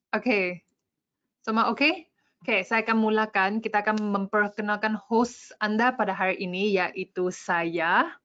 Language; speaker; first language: Malay; non-native, local second language; English